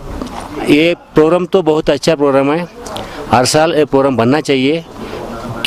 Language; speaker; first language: Hindi; non-native, local second language; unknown